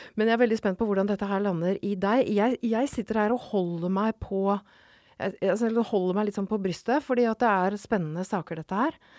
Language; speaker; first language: Norwegian; native; Norwegian